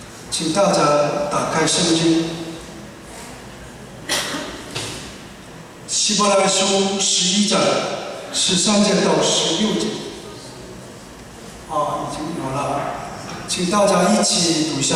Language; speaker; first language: Chinese; non-native, fluent; Korean